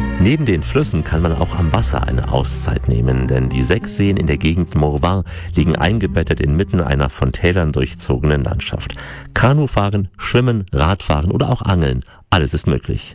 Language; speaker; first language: German; native; German